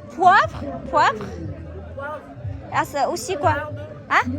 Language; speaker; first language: French; non-native, learner; Kazakh